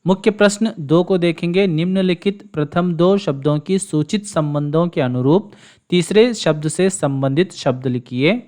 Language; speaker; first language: Hindi; non-native, local second language; Kannada